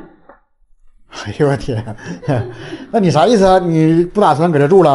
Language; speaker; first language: Chinese; native; Chinese